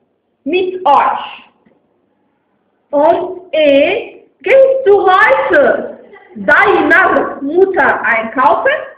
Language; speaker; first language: German; non-native, fluent; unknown